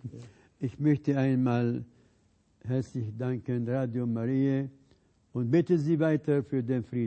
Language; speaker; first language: German; non-native, fluent; Arabic